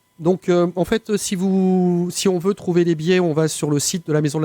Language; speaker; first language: French; native; French